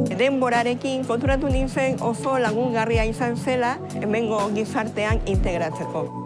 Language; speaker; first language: Basque; non-native, fluent; Spanish